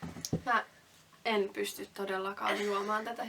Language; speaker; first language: Finnish; native; Finnish